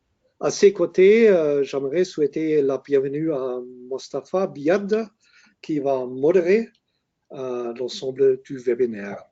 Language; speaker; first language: French; non-native, learner; German